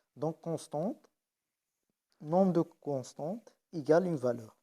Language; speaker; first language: French; non-native, local second language; Arabic